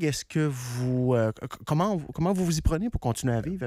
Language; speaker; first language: French; native; French